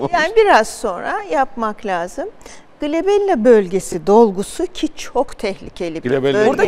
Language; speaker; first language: Turkish; native; Turkish